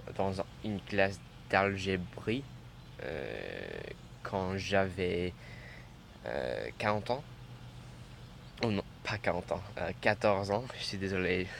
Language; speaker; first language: French; non-native, learner; English